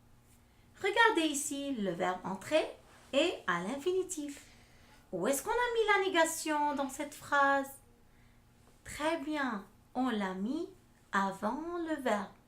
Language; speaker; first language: French; non-native, fluent; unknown